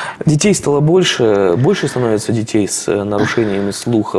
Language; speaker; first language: Russian; native; Russian